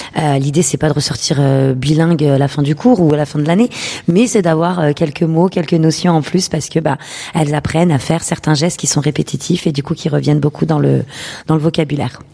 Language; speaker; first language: French; early bilingual, other home language; Urdu